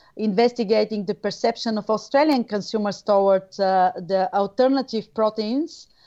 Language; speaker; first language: English; non-native, fluent; Bulgarian